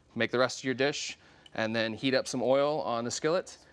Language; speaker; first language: English; native; English